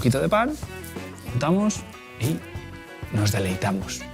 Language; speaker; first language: Spanish; native; Spanish